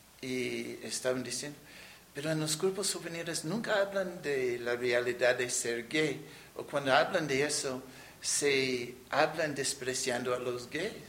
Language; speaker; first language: Spanish; non-native, fluent; English